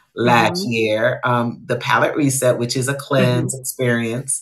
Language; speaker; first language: English; native; English